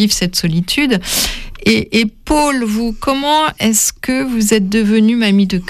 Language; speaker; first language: French; native; French